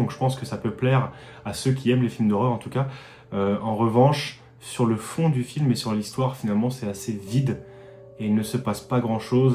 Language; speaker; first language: French; native; French